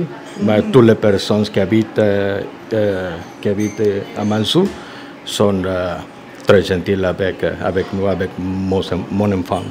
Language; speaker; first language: French; non-native, learner; Spanish